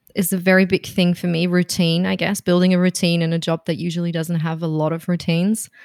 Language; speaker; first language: English; non-native, fluent; German